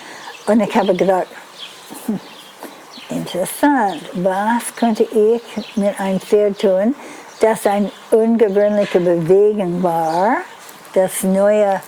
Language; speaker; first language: German; non-native, learner; English